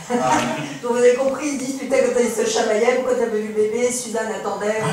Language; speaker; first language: French; native; French